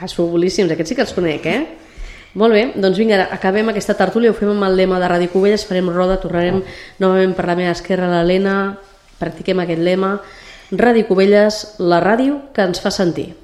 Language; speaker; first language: Catalan; native; Catalan